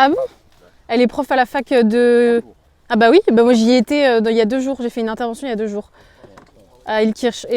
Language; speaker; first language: French; native; French